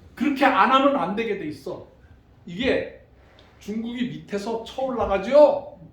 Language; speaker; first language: Korean; native; Korean